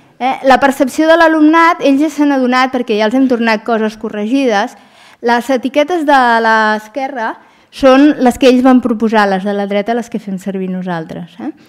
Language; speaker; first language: Catalan; native; Catalan